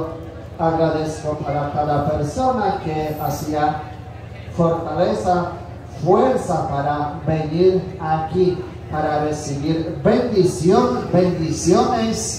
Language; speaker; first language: Spanish; non-native, fluent; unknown